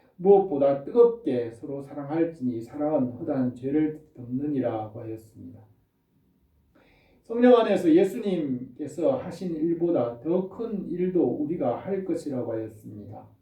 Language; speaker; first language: Korean; native; Korean